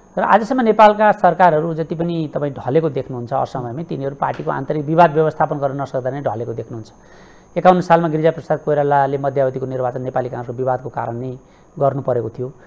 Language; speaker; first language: Nepali; native; Nepali